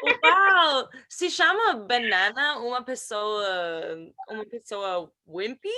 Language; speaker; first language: Portuguese; non-native, learner; English